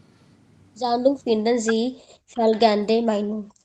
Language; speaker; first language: German; non-native, learner; Hindi